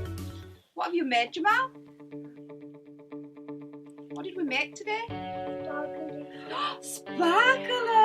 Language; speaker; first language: English; native; English